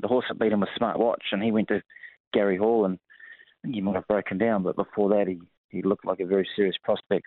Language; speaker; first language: English; native; English